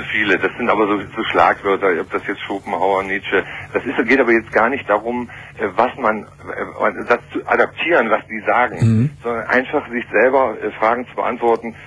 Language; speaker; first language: German; native; German